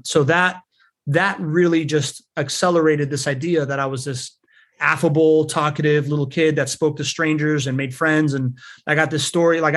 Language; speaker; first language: English; early bilingual, other home language; Spanish